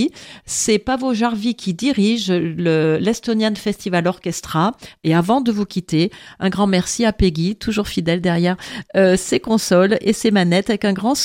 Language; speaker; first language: French; native; French